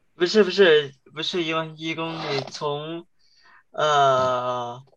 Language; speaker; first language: Chinese; early bilingual, heritage; Chinese